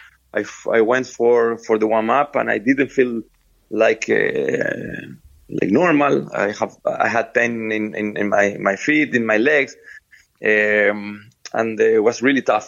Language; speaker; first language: English; non-native, fluent; Spanish